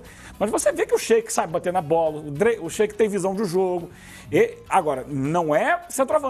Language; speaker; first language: Portuguese; native; Portuguese